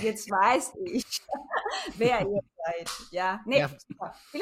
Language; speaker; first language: German; non-native, fluent; Spanish